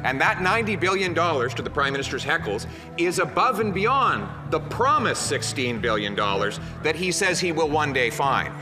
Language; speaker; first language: English; native; English